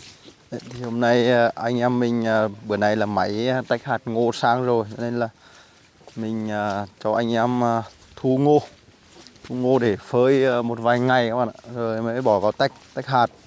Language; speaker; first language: Vietnamese; native; Vietnamese